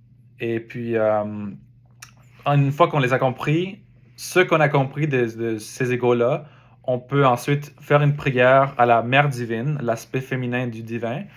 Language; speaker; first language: French; native; French